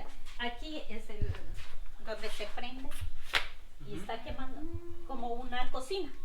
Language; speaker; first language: Spanish; native; Spanish